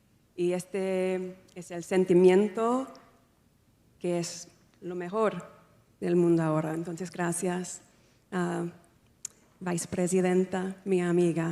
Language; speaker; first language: Spanish; non-native, fluent; English